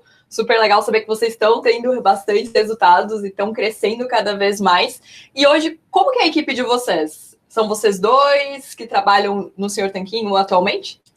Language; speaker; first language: Portuguese; native; Portuguese